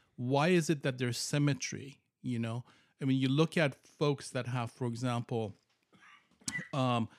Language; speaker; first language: English; non-native, fluent; Persian